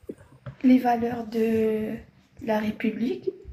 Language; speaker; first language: French; non-native, learner; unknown